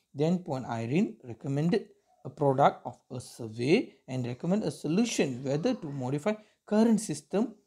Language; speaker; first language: English; non-native, local second language; Tamil